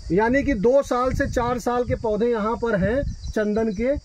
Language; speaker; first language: Hindi; native; Hindi